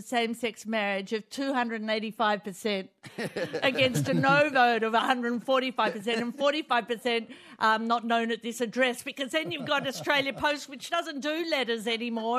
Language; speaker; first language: English; native; English